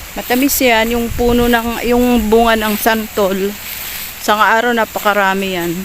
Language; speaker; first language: Filipino; native; Filipino